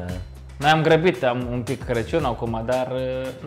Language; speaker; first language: Romanian; native; Romanian